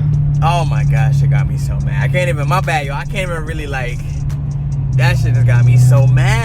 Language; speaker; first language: English; native; English